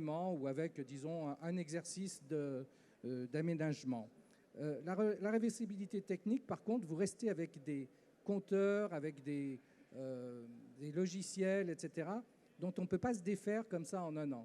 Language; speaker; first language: French; native; French